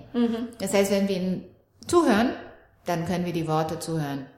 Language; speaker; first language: German; early bilingual, other home language; Romanian